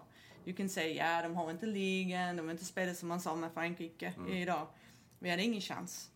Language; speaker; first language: Swedish; non-native, fluent; English